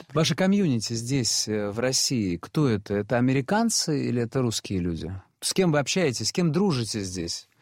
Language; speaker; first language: Russian; native; Russian